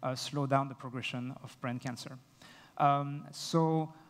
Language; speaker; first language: English; non-native, fluent; French